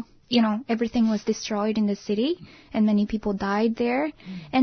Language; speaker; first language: English; non-native, fluent; Japanese